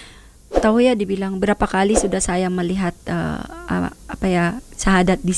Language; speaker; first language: Indonesian; non-native, fluent; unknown